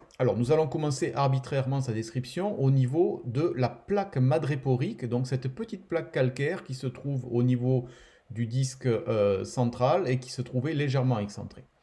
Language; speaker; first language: French; native; French